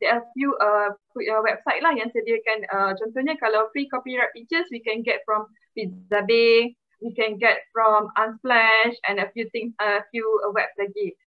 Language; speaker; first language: English; non-native, local second language; Malay